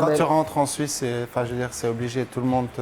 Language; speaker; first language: French; native; French